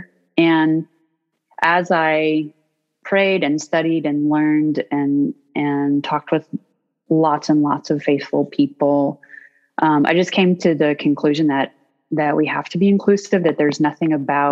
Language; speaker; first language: English; native; English